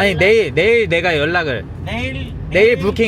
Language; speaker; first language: Korean; native; Korean